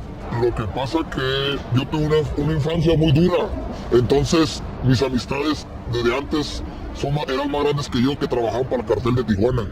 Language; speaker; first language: Spanish; native; Spanish